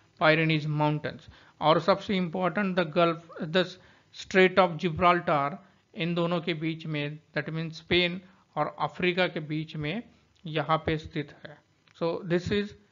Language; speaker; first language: Hindi; non-native, local second language; Marathi